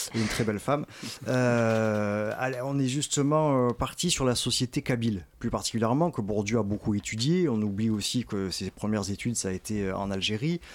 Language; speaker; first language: French; native; French